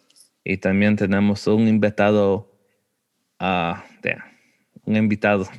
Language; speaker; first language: Spanish; early bilingual, heritage; Spanish